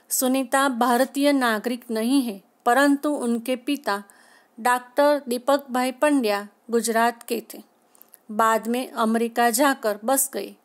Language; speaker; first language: Hindi; non-native, local second language; Gujarati